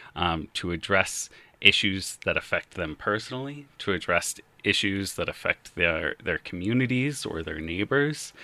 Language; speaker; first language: English; native; English